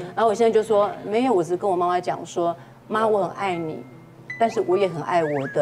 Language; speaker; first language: Chinese; native; Chinese